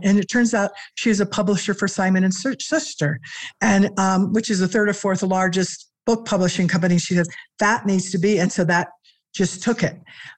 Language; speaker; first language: English; native; English